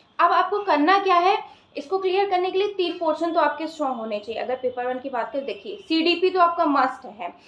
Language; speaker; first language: Hindi; native; Hindi